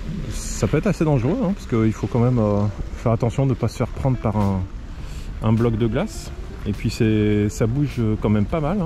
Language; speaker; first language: French; native; French